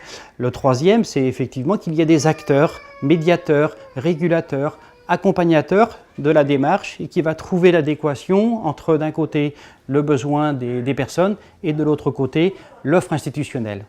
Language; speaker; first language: French; native; French